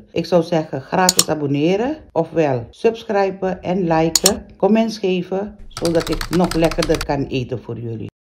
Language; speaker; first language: Dutch; non-native, local second language; Caribbean Hindustani